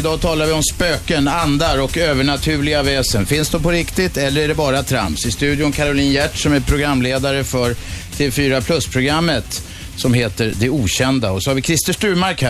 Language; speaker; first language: Swedish; native; Swedish